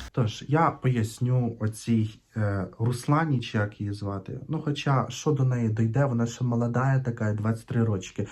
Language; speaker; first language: Ukrainian; non-native, local second language; Russian